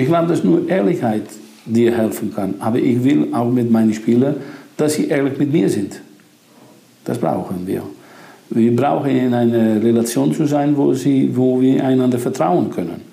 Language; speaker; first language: German; non-native, fluent; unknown